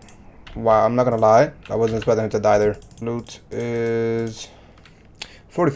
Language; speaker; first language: English; native; English